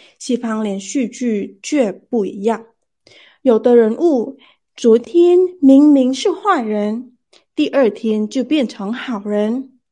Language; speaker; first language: Chinese; non-native, learner; Vietnamese